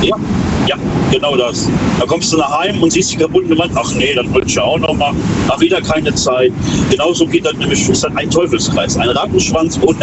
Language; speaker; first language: German; native; German